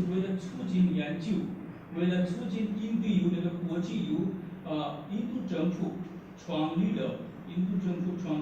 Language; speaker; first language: Chinese; non-native, learner; Hindi